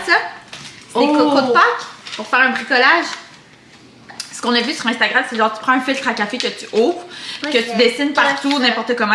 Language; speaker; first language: French; native; French